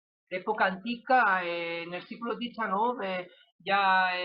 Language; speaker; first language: Italian; non-native, learner; Spanish